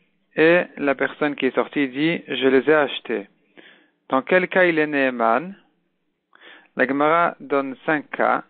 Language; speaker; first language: French; native; French